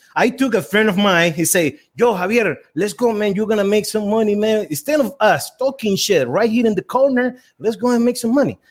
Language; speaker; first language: English; non-native, fluent; Spanish